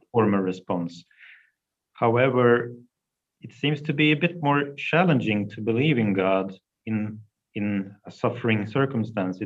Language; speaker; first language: English; non-native, fluent; Swedish